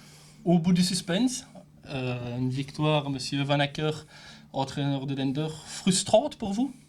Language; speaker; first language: French; native; French